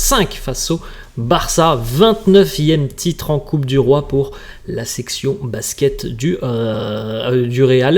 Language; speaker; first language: French; native; French